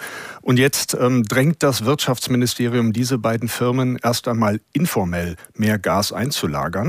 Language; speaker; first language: German; native; German